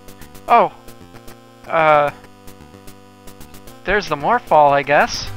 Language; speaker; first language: English; native; English